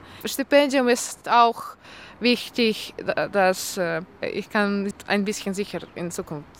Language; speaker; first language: German; non-native, learner; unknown